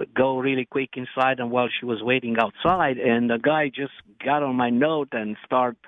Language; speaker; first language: English; non-native, fluent; Romanian